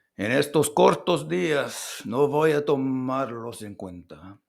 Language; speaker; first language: Spanish; non-native, learner; English